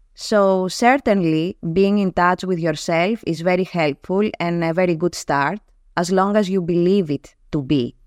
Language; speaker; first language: English; non-native, fluent; Greek